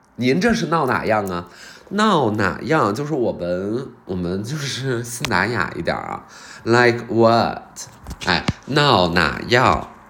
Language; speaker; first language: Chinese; native; Chinese